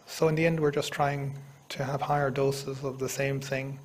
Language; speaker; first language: English; native; English